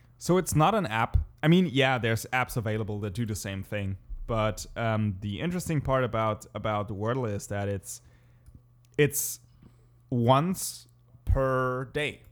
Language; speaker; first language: English; non-native, fluent; German